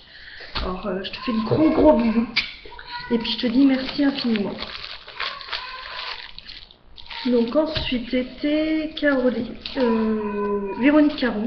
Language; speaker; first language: French; native; French